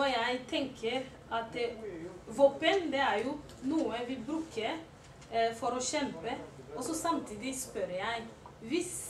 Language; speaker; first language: Norwegian; non-native, learner; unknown